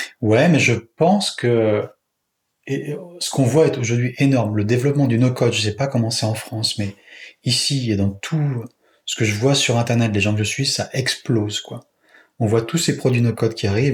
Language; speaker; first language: French; native; French